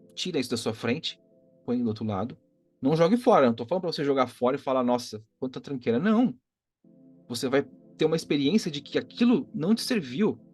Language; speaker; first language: Portuguese; native; Portuguese